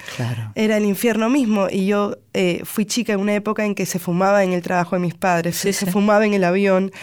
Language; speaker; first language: Spanish; native; Spanish